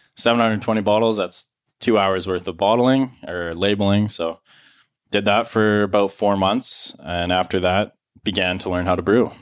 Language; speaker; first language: English; native; English